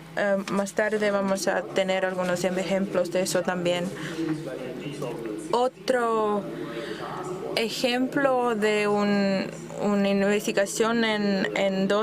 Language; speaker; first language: Spanish; non-native, fluent; German